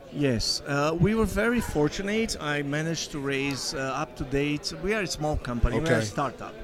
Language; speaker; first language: English; non-native, fluent; Portuguese